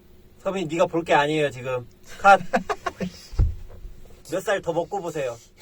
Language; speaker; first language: Korean; native; Korean